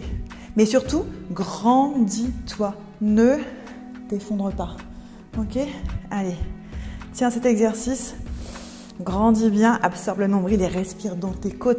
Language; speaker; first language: French; native; French